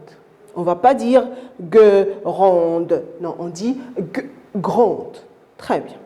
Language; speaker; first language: French; non-native, local second language; Arabic